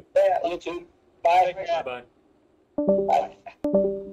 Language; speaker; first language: English; non-native, learner; German